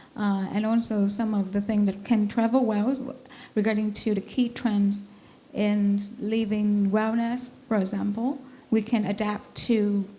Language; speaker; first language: English; non-native, fluent; Vietnamese